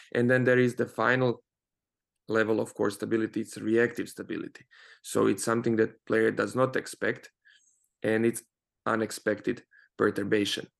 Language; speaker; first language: English; non-native, fluent; Croatian